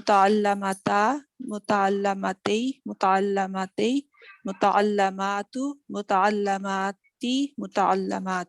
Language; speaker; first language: Arabic; non-native, learner; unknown